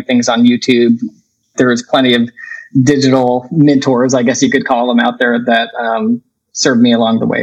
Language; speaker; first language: English; native; English